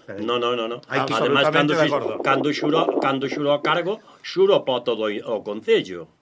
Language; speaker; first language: Galician; native; Galician